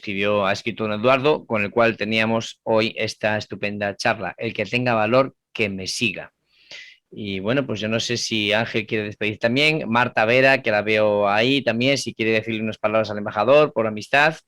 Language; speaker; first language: Spanish; native; Spanish